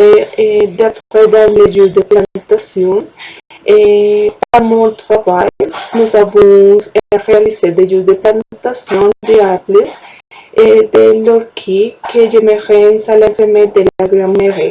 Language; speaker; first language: French; non-native, learner; Spanish